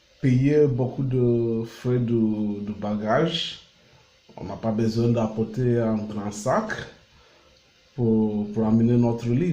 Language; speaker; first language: French; non-native, learner; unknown